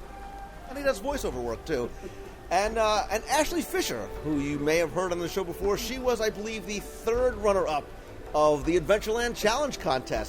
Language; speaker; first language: English; native; English